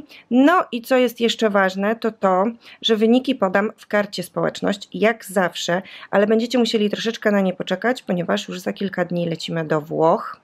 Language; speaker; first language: Polish; native; Polish